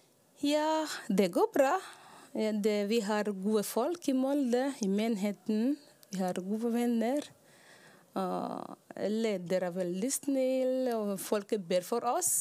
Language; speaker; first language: Norwegian; non-native, learner; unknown